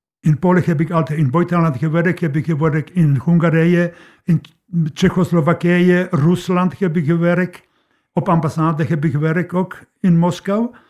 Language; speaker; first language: Dutch; non-native, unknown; Polish